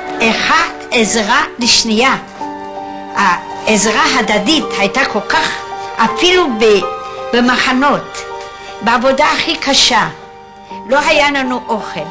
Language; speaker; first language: Hebrew; non-native, fluent; Yiddish